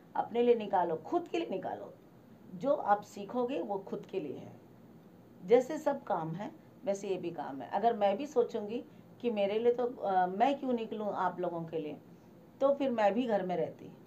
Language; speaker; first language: Hindi; native; Hindi